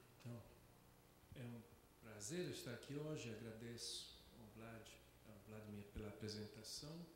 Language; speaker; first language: Portuguese; non-native, fluent; Italian